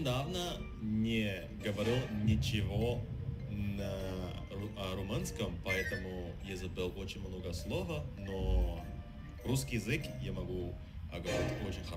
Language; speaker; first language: Russian; non-native, learner; Indonesian